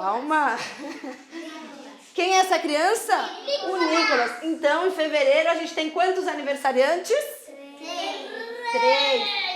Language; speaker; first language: Portuguese; native; Portuguese